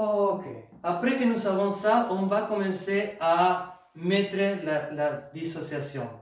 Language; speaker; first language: French; non-native, fluent; Spanish